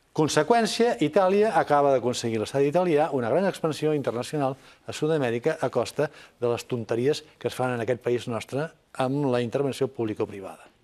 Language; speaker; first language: Catalan; native; Catalan